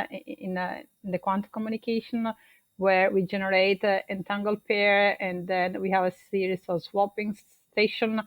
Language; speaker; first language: English; non-native, fluent; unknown